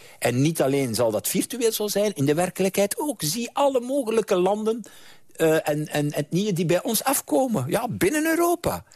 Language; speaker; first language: Dutch; native; Dutch